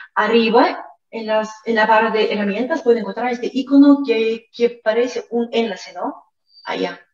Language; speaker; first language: Spanish; non-native, fluent; Russian